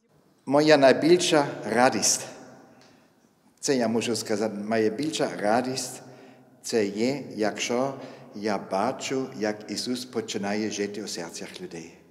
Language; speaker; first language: Ukrainian; non-native, fluent; German